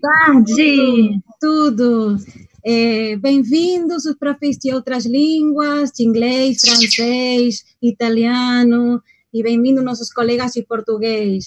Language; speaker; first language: Portuguese; non-native, fluent; Spanish